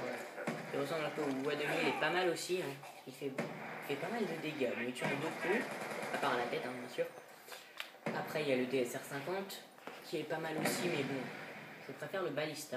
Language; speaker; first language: French; native; French